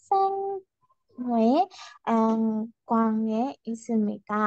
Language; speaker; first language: Korean; non-native, learner; Burmese